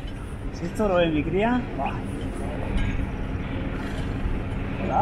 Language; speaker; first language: Spanish; native; Spanish